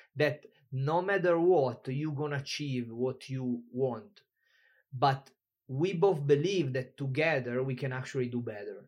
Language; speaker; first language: English; non-native, fluent; Italian